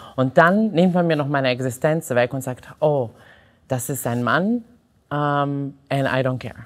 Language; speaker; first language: German; non-native, fluent; Serbian